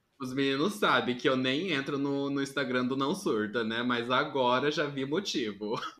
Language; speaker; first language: Portuguese; early bilingual, heritage; Portuguese